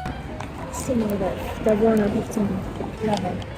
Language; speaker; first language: French; non-native, fluent; German